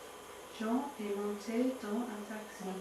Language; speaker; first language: French; non-native, learner; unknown